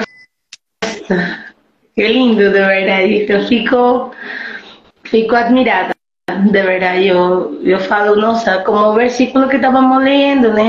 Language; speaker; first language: Portuguese; non-native, fluent; Spanish